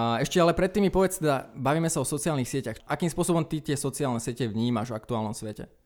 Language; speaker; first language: Slovak; native; Slovak